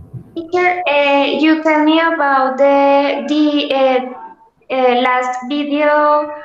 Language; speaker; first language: English; non-native, learner; Spanish